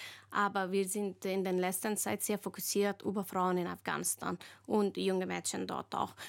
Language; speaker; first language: German; non-native, learner; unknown